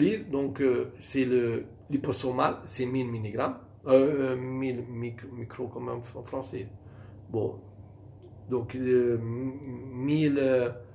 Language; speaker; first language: French; non-native, fluent; Hungarian